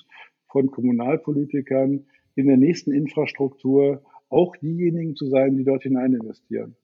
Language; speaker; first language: German; native; German